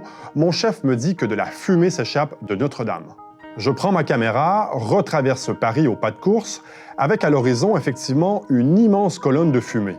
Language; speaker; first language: French; native; French